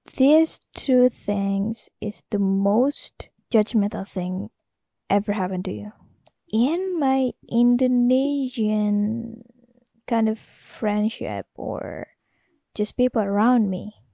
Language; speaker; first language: English; non-native, fluent; Indonesian